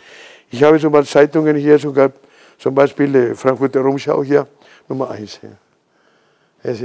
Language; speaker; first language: German; non-native, fluent; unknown